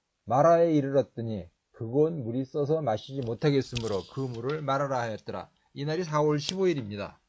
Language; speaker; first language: Korean; native; Korean